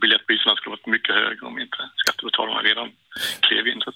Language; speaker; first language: Swedish; native; Swedish